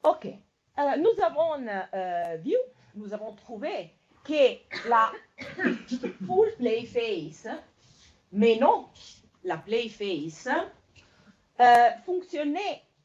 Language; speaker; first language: French; non-native, fluent; Italian